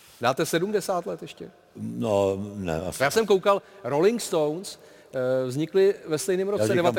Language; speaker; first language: Czech; native; Czech